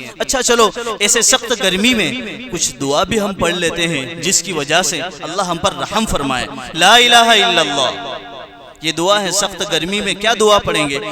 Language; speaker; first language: Urdu; non-native, local second language; Gujarati